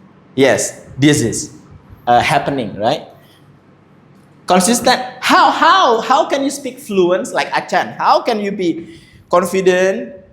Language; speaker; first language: English; non-native, fluent; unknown